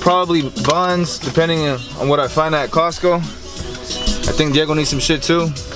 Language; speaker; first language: English; early bilingual, other home language; Spanish